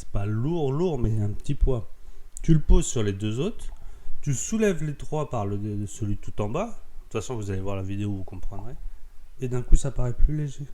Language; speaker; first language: French; native; French